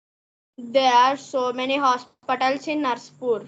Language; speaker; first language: English; non-native, learner; Telugu